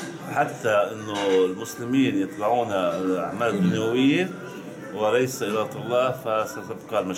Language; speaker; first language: Arabic; native; Arabic